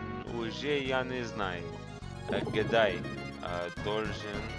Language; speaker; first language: Russian; non-native, learner; English